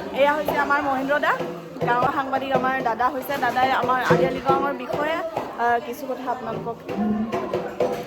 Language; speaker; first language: Assamese; non-native, local second language; Mising